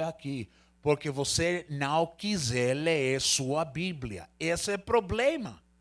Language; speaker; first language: Portuguese; non-native, learner; Spanish